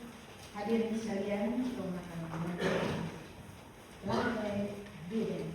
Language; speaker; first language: Dutch; early bilingual, other home language; Malay